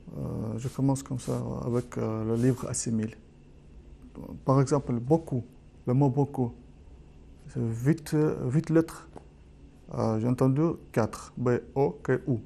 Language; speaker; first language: French; non-native, learner; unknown